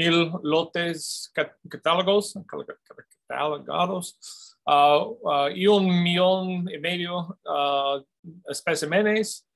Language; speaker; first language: Spanish; non-native, fluent; English